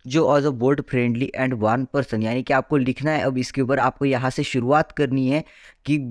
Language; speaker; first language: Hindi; non-native, local second language; Marathi